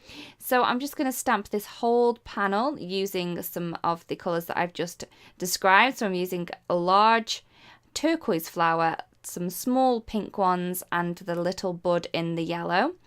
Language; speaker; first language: English; native; English